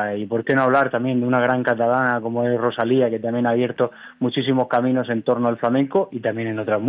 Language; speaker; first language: Spanish; native; Spanish